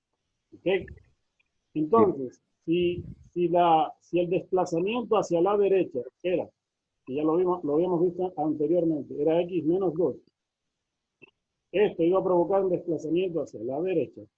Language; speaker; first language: Spanish; native; Spanish